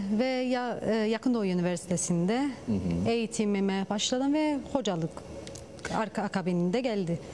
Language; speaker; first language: Turkish; early bilingual, heritage; Turkish